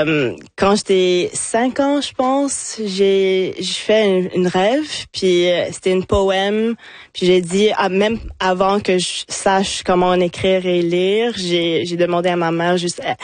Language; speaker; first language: French; non-native, local second language; English